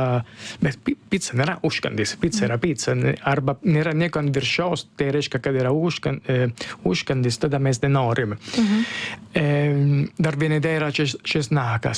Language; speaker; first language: Lithuanian; non-native, fluent; Italian